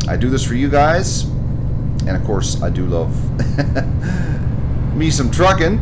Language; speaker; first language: English; native; English